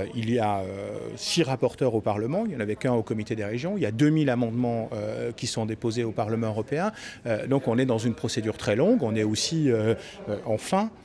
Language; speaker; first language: French; native; French